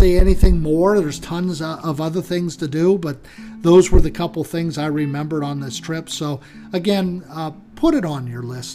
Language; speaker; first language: English; native; English